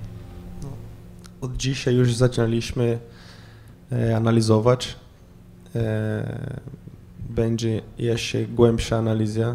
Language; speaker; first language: Polish; non-native, fluent; Portuguese